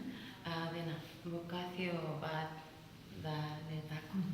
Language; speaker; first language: Basque; non-native, learner; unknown